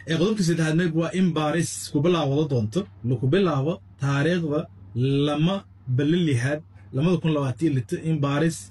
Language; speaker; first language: Somali; non-native, local second language; Maay